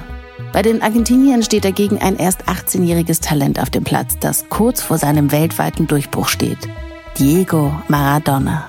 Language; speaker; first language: German; native; German